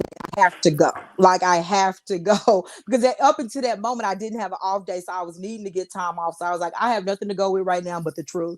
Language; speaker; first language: English; native; English